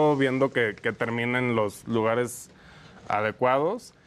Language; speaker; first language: Spanish; native; Spanish